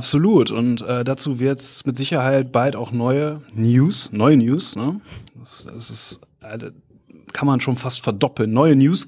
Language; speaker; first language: German; native; German